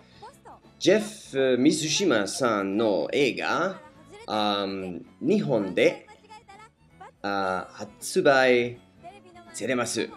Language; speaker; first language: Japanese; non-native, learner; English